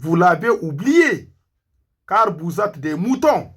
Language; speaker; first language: French; non-native, local second language; Hausa